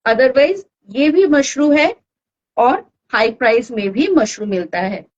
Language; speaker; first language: Hindi; non-native, local second language; Bangla